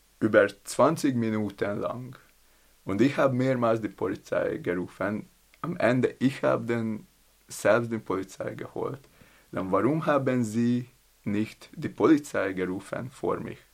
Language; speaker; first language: German; non-native, learner; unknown